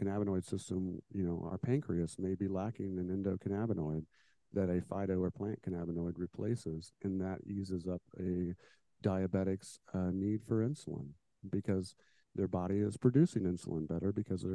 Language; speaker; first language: English; native; English